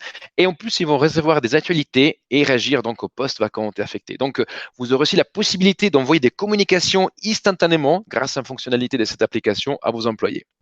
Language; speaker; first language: French; native; French